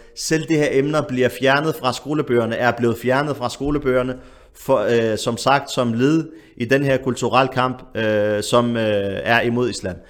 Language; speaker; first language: Danish; early bilingual, other home language; Arabic